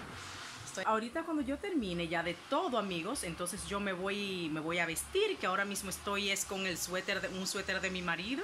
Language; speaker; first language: Spanish; native; Spanish